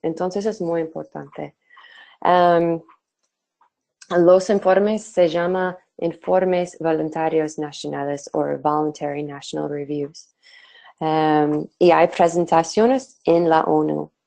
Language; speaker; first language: Spanish; non-native, fluent; English